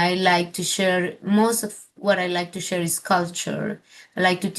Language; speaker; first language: English; non-native, fluent; Spanish